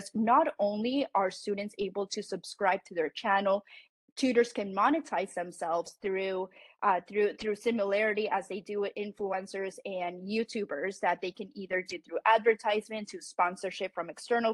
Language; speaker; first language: English; non-native, fluent; Spanish